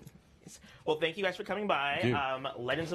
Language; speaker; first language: English; native; English